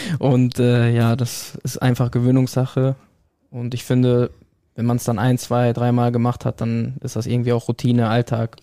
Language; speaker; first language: German; early bilingual, other home language; Italian